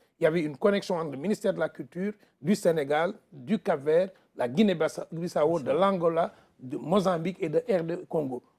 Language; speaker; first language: French; non-native, local second language; Wolof